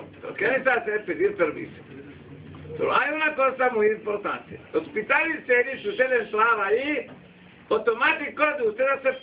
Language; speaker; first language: Spanish; non-native, learner; Hebrew